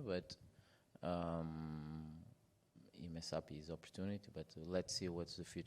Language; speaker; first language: English; non-native, fluent; Portuguese